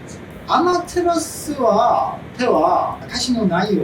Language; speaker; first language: Japanese; non-native, learner; Korean